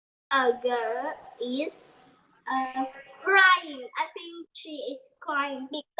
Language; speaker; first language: English; non-native, learner; Vietnamese